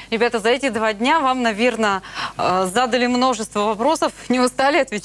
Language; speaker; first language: Russian; native; Russian